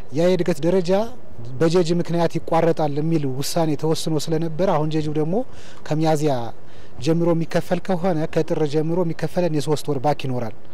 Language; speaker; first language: Amharic; native; Amharic